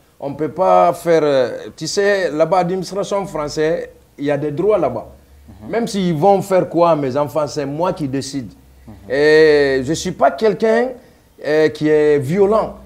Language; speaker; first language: French; non-native, local second language; Mandingo